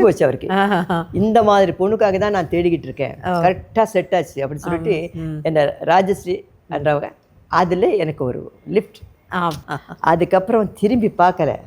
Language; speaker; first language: Tamil; non-native, local second language; Telugu